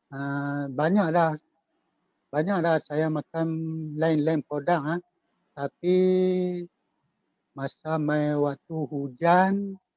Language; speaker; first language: Malay; native; Malay